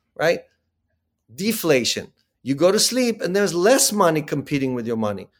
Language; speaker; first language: English; early bilingual, other home language; Ukrainian